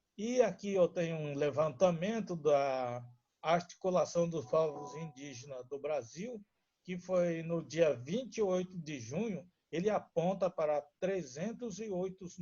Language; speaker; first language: Portuguese; non-native, local second language; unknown